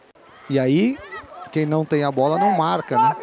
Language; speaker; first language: Portuguese; native; Portuguese